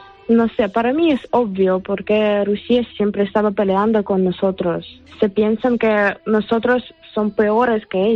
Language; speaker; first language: Spanish; non-native, learner; Ukrainian